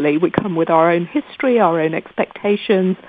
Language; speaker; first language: English; non-native, local second language; Gujarati